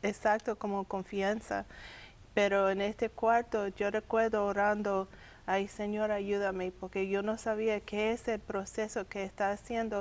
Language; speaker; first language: Spanish; early bilingual, heritage; English